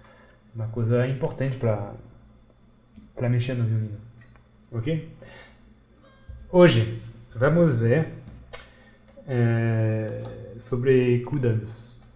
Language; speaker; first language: Portuguese; non-native, fluent; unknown